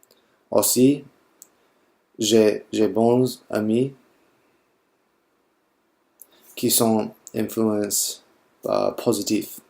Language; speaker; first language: French; non-native, learner; English